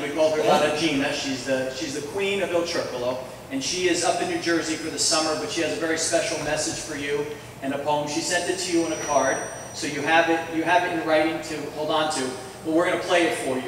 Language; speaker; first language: English; native; English